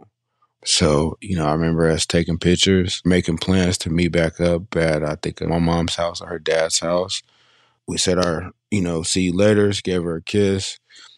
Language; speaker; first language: English; native; English